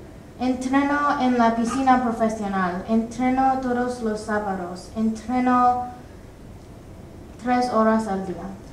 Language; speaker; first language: Spanish; non-native, learner; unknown